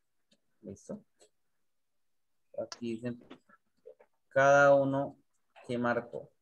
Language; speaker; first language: Spanish; native; Spanish